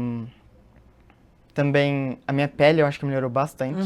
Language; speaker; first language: Portuguese; early bilingual, heritage; Portuguese